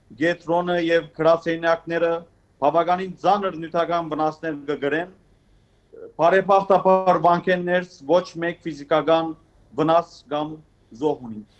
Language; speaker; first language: Armenian; early bilingual, heritage; Armenian